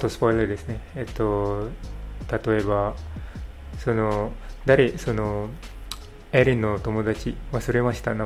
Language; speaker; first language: Japanese; non-native, learner; English